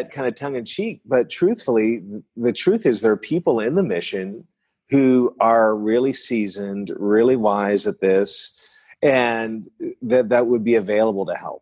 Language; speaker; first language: English; non-native, fluent; French